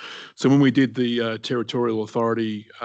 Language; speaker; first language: English; native; English